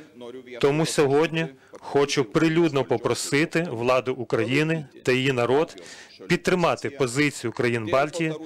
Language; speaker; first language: Ukrainian; non-native, learner; Lithuanian